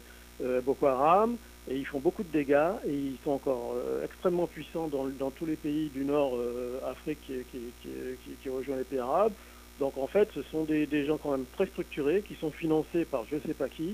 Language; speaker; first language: French; native; French